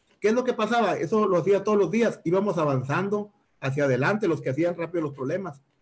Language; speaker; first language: Spanish; native; Spanish